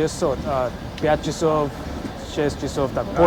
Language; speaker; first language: Russian; non-native, learner; English